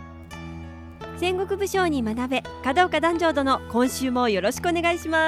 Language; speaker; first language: Japanese; native; Japanese